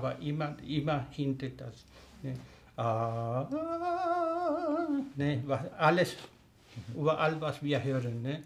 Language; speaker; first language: German; non-native, learner; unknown